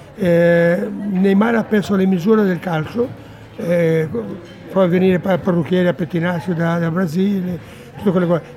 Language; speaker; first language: Italian; non-native, fluent; Portuguese